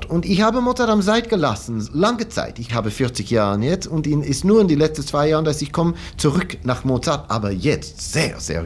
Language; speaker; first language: German; non-native, fluent; English